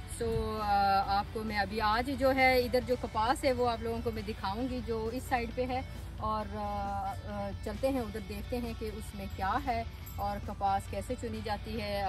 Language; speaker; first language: Urdu; non-native, local second language; Punjabi